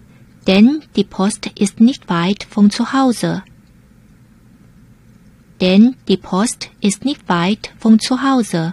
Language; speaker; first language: German; non-native, fluent; Chinese